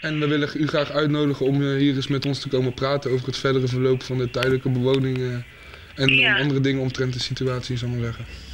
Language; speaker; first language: Dutch; native; Dutch